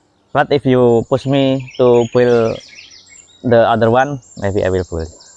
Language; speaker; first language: English; non-native, learner; Indonesian